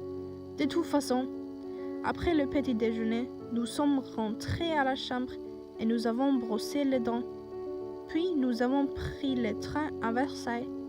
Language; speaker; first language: French; non-native, learner; Norwegian